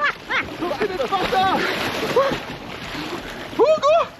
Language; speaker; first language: German; native; German